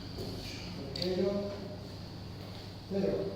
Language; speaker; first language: Spanish; native; Spanish